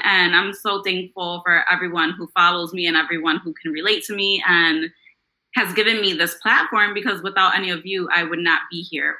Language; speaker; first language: English; native; English